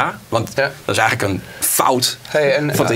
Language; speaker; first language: Dutch; native; Dutch